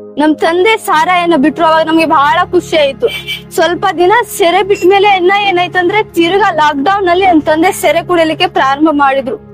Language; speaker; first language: Kannada; native; Kannada